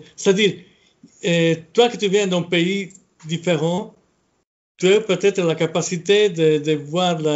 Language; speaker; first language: French; non-native, fluent; Italian